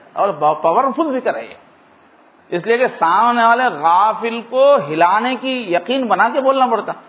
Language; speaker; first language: Urdu; native; Urdu